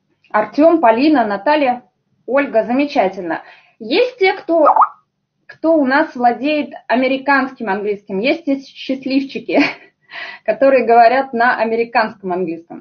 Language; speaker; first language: Russian; native; Russian